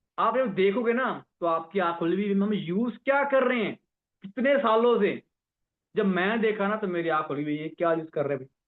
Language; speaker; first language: Hindi; non-native, local second language; Punjabi